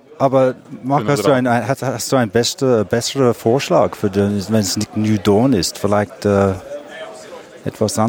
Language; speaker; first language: German; non-native, learner; English